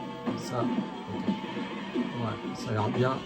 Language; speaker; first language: French; native; French